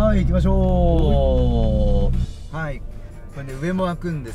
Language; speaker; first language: Japanese; native; Japanese